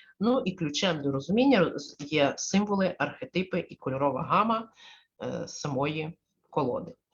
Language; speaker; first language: Ukrainian; non-native, local second language; Russian